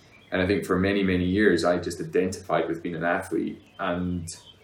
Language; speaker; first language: English; native; English